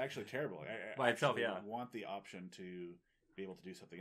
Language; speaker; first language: English; native; English